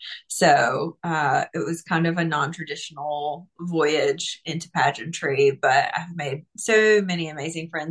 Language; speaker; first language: English; native; English